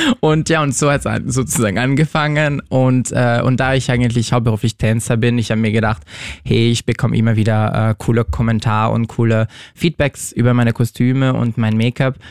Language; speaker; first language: German; non-native, fluent; French